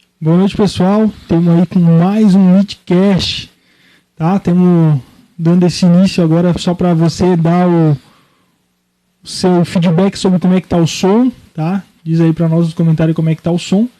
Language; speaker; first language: Portuguese; native; Portuguese